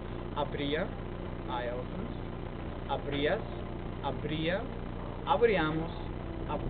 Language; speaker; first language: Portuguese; non-native, learner; English